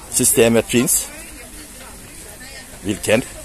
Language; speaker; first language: Swedish; non-native, learner; Turkmen